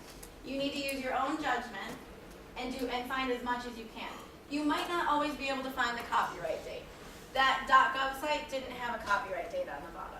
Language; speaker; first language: English; native; English